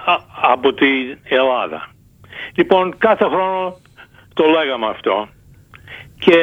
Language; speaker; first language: Greek; early bilingual, heritage; Greek